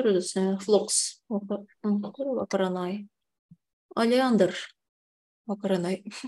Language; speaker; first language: Japanese; non-native, fluent; Tatar